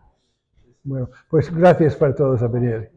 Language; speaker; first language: Spanish; non-native, learner; English